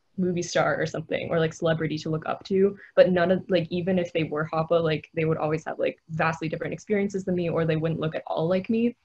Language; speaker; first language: English; native; English